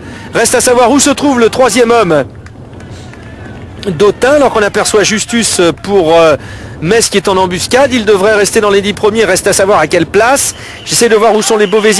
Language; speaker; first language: French; native; French